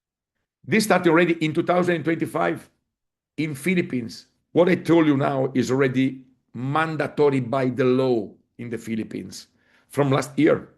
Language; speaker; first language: English; non-native, fluent; Italian